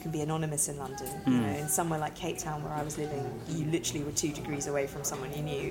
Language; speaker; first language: English; native; English